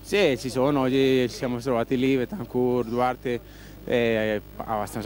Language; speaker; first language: Italian; non-native, fluent; Spanish